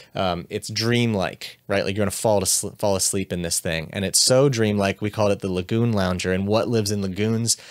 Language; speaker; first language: English; native; English